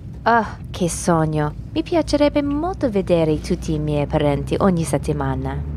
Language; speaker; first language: Italian; non-native, learner; English